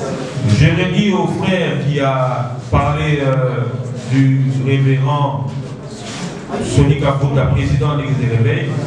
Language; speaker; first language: French; non-native, local second language; Lingala